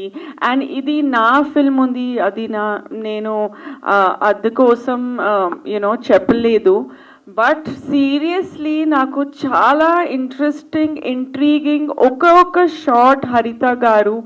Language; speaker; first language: Telugu; non-native, fluent; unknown